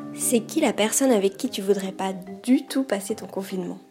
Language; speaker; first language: French; native; French